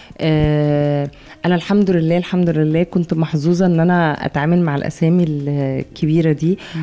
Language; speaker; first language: Arabic; native; Arabic